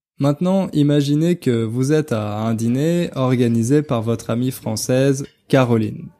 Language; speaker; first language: French; native; French